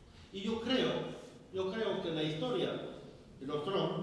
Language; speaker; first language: Spanish; non-native, fluent; French